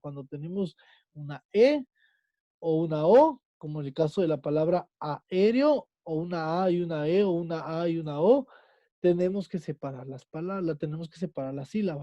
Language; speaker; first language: Spanish; native; Spanish